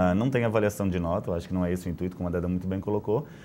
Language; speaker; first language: Portuguese; native; Portuguese